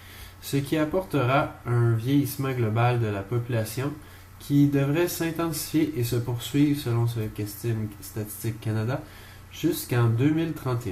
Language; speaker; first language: French; native; French